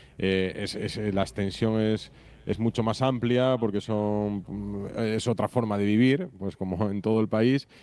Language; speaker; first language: Spanish; native; Spanish